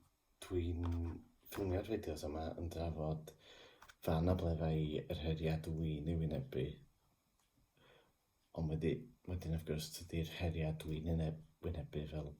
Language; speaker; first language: Welsh; non-native, local second language; English